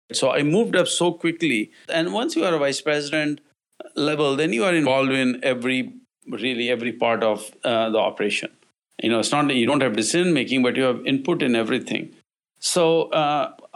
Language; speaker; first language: English; non-native, local second language; Hindi